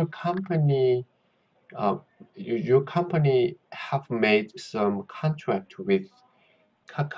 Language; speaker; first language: English; non-native, learner; Korean